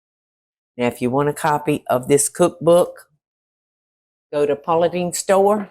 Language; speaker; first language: English; native; English